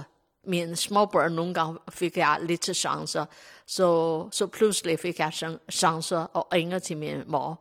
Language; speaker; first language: Danish; non-native, learner; Chinese